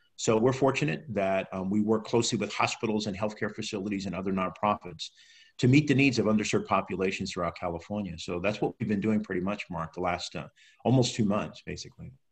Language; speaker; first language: English; native; English